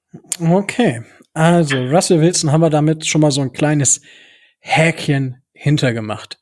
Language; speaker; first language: German; native; German